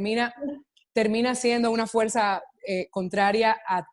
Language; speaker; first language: Spanish; native; Spanish